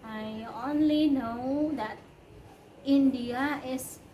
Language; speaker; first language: English; non-native, learner; Indonesian